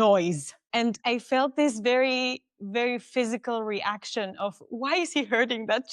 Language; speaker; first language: English; non-native, fluent; German